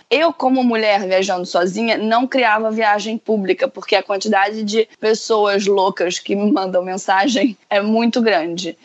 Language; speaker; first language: Portuguese; native; Portuguese